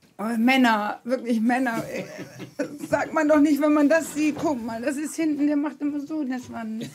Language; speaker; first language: German; native; German